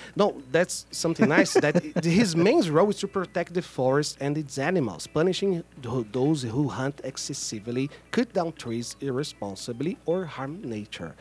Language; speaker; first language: English; non-native, fluent; Portuguese